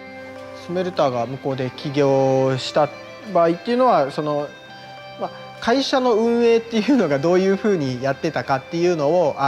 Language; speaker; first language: Japanese; native; Japanese